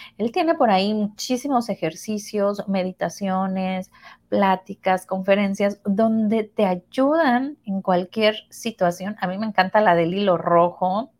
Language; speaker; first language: Spanish; native; Spanish